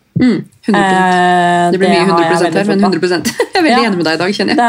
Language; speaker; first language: Norwegian; native; Norwegian